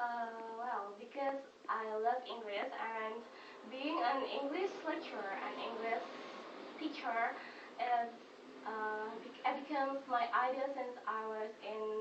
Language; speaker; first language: English; non-native, fluent; Indonesian